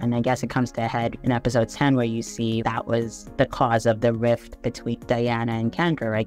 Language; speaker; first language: English; native; English